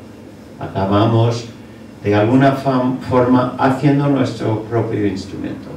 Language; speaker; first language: Spanish; non-native, fluent; English